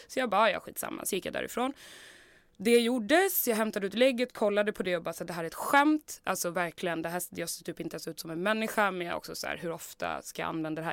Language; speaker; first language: Swedish; native; Swedish